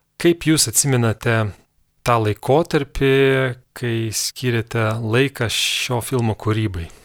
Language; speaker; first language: Lithuanian; native; Lithuanian